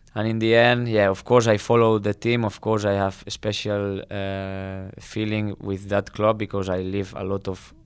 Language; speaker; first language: English; non-native, fluent; Spanish